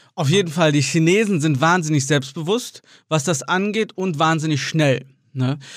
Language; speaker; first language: German; native; German